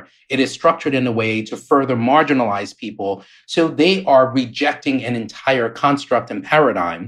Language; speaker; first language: English; native; English